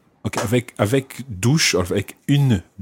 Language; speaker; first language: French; non-native, fluent; English